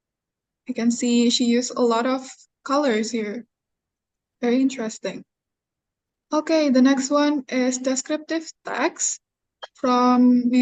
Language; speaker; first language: English; non-native, fluent; Indonesian